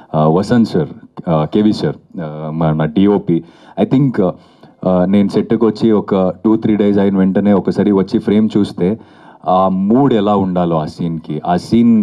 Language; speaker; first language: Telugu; non-native, fluent; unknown